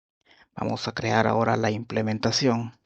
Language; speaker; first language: Spanish; native; Spanish